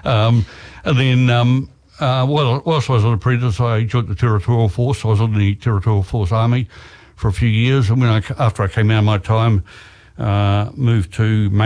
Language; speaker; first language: English; native; English